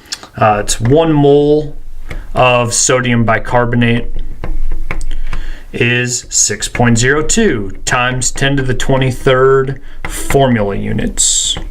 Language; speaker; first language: English; native; English